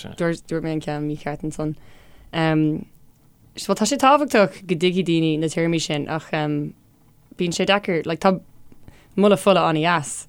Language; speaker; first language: Irish; non-native, local second language; English